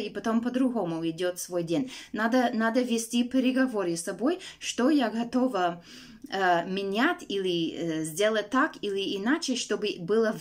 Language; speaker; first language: Russian; non-native, fluent; English